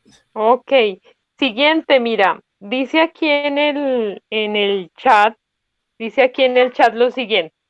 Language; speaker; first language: Spanish; native; Spanish